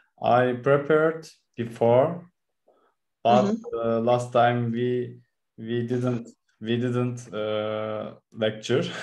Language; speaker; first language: English; non-native, learner; Turkish